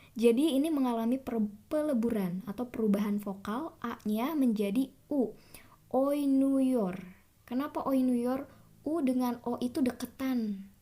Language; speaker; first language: Indonesian; native; Indonesian